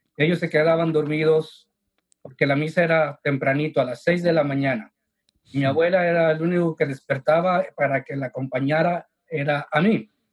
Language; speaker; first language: Spanish; native; Spanish